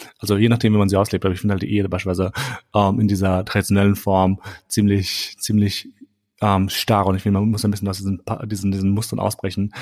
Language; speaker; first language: German; early bilingual, other home language; Albanian